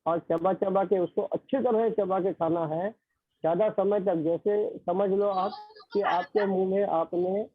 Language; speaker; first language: Hindi; non-native, local second language; Marathi